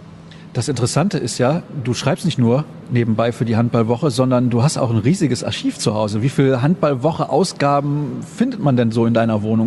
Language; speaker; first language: German; native; German